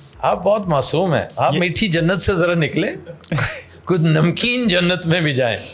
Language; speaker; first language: Urdu; non-native, local second language; Punjabi